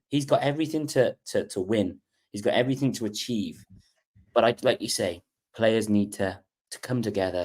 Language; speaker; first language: English; native; English